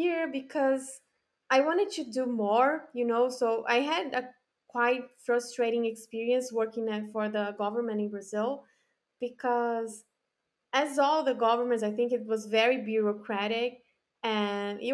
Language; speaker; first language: English; non-native, fluent; Portuguese